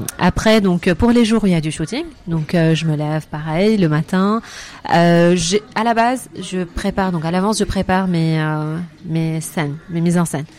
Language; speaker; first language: French; non-native, fluent; Arabic